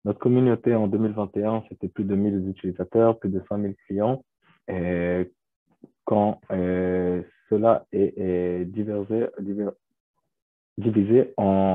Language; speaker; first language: French; non-native, fluent; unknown